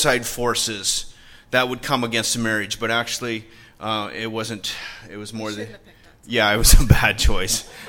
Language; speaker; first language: English; native; English